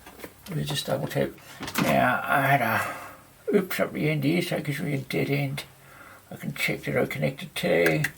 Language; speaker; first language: English; native; English